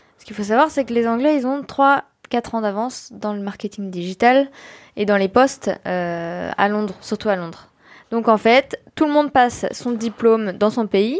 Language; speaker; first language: French; native; French